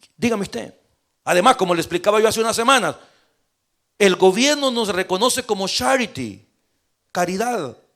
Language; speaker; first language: Spanish; native; Spanish